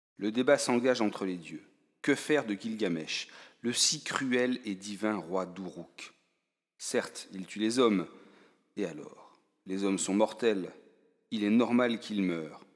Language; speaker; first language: French; native; French